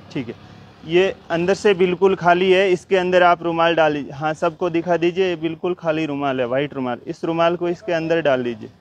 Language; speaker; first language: Hindi; native; Hindi